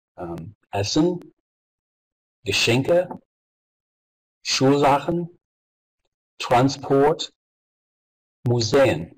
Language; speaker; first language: German; non-native, fluent; English